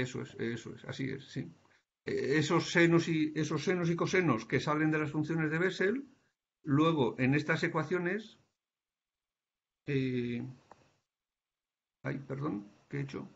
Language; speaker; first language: Spanish; native; Spanish